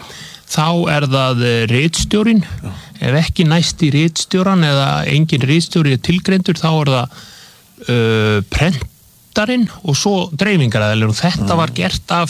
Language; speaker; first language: Icelandic; native; Icelandic